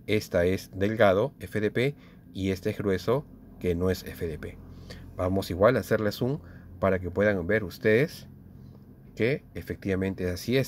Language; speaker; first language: Spanish; native; Spanish